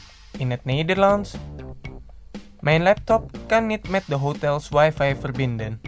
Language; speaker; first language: Dutch; non-native, fluent; Indonesian